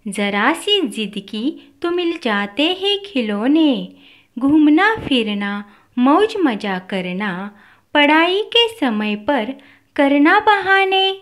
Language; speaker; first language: Hindi; non-native, local second language; Marathi